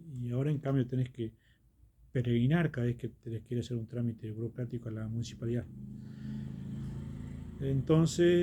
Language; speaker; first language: Spanish; native; Spanish